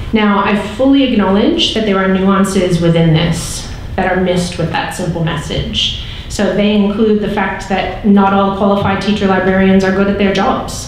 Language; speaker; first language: English; native; English